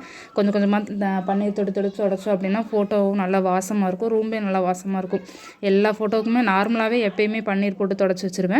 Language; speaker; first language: Tamil; native; Tamil